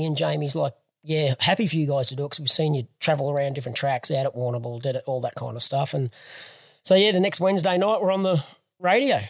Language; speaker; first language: English; native; English